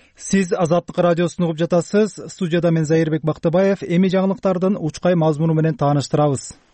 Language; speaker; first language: Kyrgyz; native; Kyrgyz